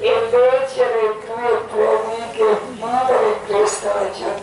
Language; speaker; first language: Italian; non-native, learner; Croatian